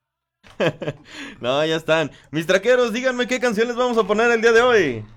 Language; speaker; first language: Spanish; native; Spanish